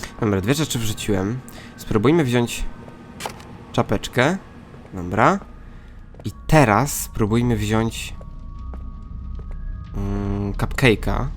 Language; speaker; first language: Polish; native; Polish